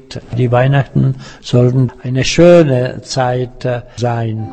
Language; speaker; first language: German; non-native, fluent; Czech